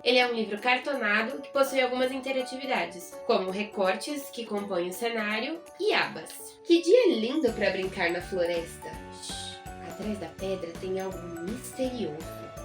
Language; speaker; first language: Portuguese; native; Portuguese